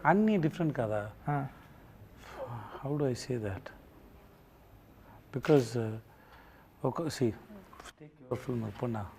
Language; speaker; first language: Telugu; non-native, learner; Tamil